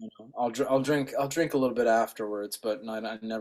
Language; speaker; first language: English; native; English